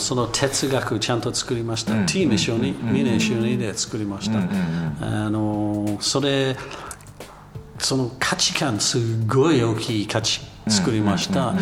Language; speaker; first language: Japanese; non-native, learner; English